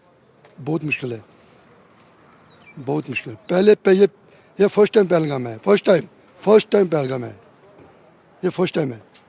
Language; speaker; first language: Hindi; non-native, local second language; Kashmiri